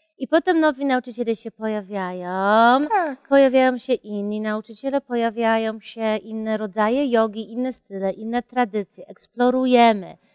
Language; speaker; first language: Polish; early bilingual, heritage; Polish